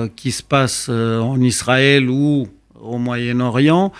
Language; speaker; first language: French; non-native, fluent; Romanian